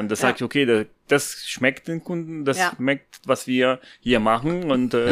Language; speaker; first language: German; non-native, fluent; Italian